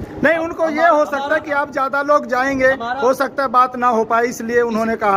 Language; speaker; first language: Hindi; native; Hindi